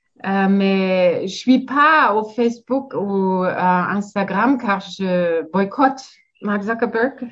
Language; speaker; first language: French; non-native, fluent; German